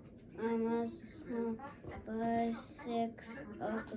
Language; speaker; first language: English; non-native, learner; Japanese